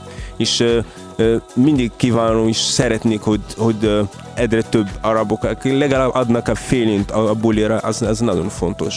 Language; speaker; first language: Hungarian; non-native, fluent; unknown